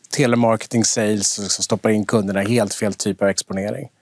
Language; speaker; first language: Swedish; native; Swedish